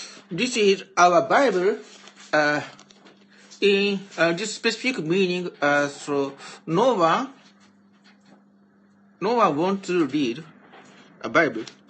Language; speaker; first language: English; non-native, learner; Japanese